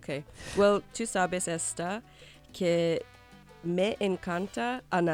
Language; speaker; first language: Spanish; non-native, learner; English